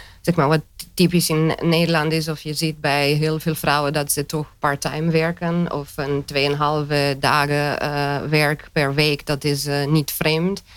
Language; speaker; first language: Dutch; non-native, fluent; Romanian